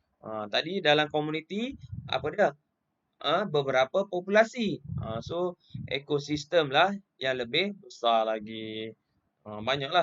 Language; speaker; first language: Malay; native; Malay